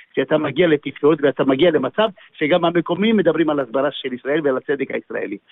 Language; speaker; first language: Hebrew; early bilingual, other home language; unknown